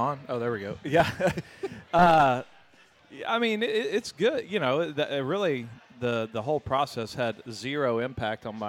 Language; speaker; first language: English; native; English